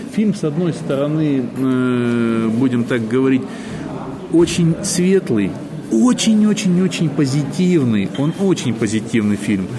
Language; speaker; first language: Russian; native; Russian